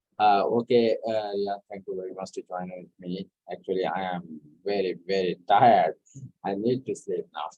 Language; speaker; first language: English; non-native, fluent; Bangla